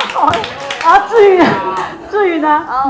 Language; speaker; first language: Chinese; native; Chinese